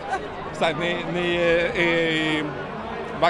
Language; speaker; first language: Swedish; native; Swedish